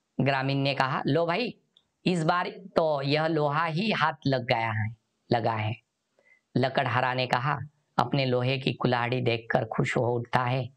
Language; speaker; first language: Hindi; non-native, local second language; Marathi